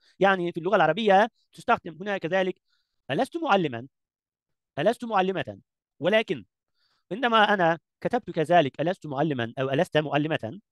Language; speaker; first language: Arabic; non-native, learner; Turkish